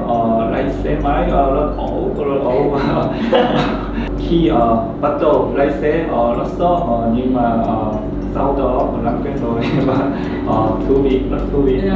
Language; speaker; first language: Vietnamese; non-native, learner; Korean